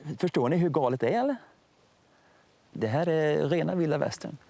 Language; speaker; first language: Swedish; native; Swedish